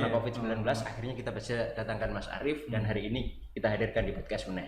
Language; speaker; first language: Indonesian; native; Indonesian